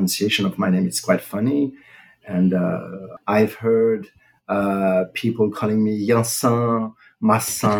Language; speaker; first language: English; non-native, fluent; French